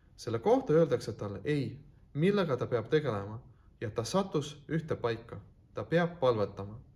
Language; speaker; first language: Estonian; non-native, local second language; Russian